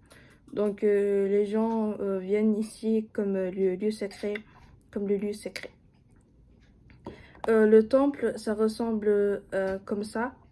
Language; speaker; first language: French; non-native, fluent; Japanese